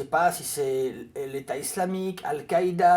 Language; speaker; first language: French; native; French